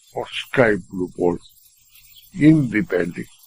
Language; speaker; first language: English; non-native, fluent; Greek